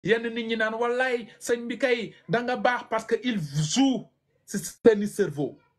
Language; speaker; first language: Wolof; non-native, local second language; Fula